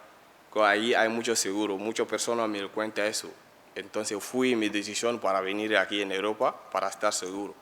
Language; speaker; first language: Spanish; non-native, learner; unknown